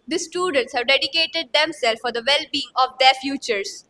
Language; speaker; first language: English; non-native, local second language; Marathi